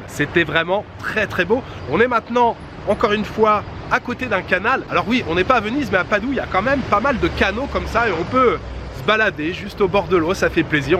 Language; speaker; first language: French; native; French